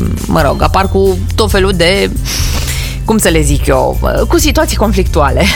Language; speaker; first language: Romanian; native; Romanian